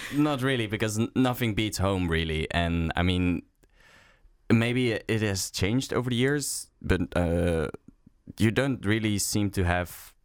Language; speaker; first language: English; non-native, fluent; Dutch